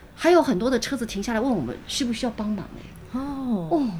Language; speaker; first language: Chinese; native; Chinese